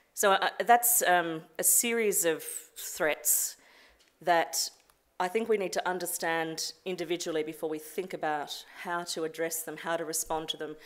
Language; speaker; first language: English; native; English